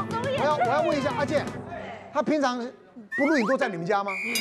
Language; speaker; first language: Chinese; native; Chinese